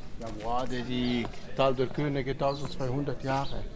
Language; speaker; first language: German; non-native, learner; Arabic